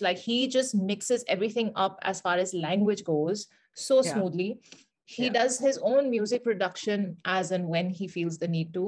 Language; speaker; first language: English; non-native, local second language; Hindi